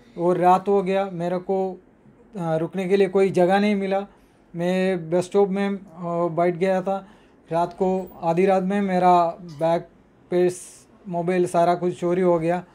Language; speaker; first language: Hindi; non-native, local second language; Malayalam